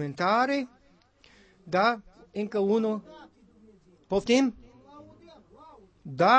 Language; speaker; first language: Romanian; non-native, learner; English